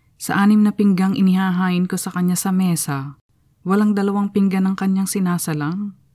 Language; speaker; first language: Filipino; native; Filipino